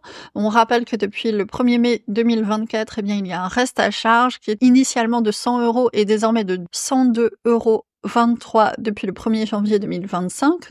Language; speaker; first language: French; native; French